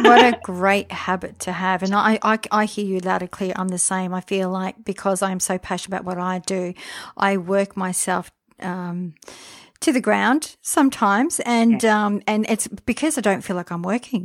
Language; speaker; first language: English; native; English